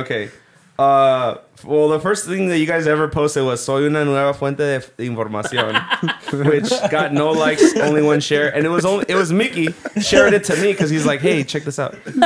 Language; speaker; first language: English; early bilingual, other home language; Spanish